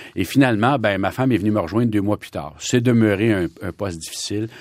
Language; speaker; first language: French; native; French